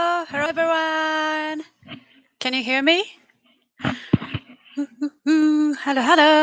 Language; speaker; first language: English; non-native, learner; Japanese